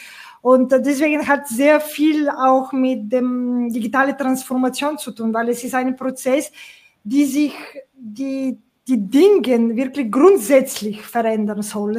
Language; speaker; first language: German; non-native, fluent; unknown